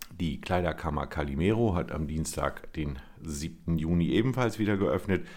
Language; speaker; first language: German; native; German